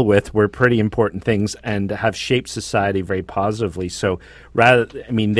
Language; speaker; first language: English; native; English